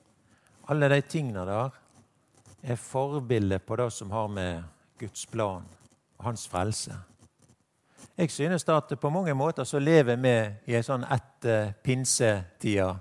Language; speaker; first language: Norwegian; native; Norwegian